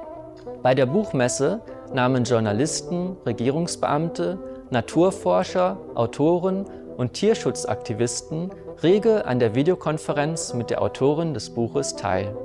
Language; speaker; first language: German; native; German